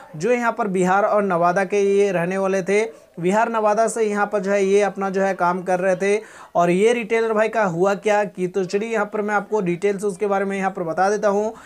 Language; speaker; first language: Hindi; native; Hindi